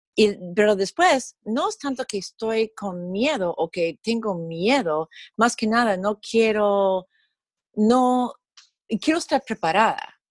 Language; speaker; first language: Spanish; non-native, fluent; English